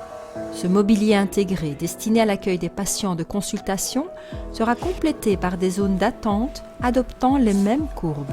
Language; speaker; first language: French; native; French